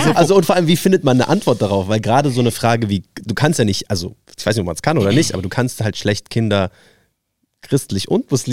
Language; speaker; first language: German; native; German